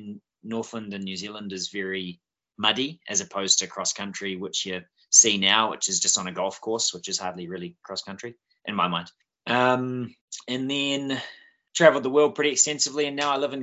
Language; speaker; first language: English; native; English